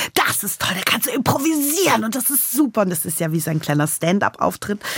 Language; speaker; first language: German; native; German